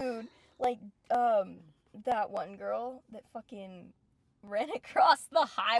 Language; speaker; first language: English; native; English